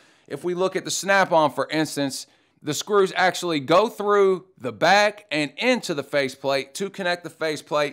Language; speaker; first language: English; native; English